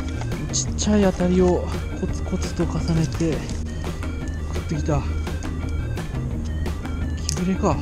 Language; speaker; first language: Japanese; native; Japanese